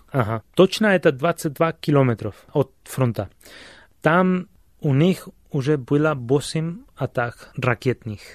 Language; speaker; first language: Russian; non-native, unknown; Spanish